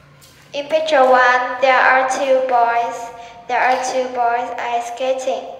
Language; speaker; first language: English; non-native, learner; Vietnamese